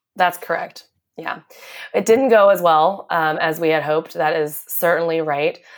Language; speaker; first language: English; native; English